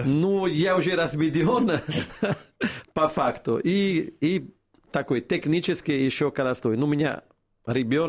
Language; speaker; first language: Russian; non-native, fluent; Italian